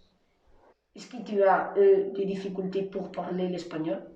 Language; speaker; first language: French; non-native, learner; Spanish